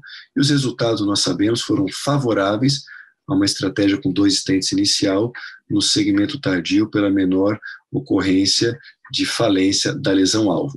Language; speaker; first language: Portuguese; non-native, fluent; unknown